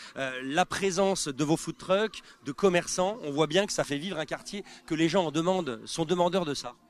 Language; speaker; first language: French; native; French